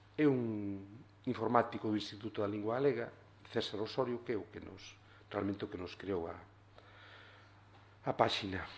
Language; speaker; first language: Galician; native; Galician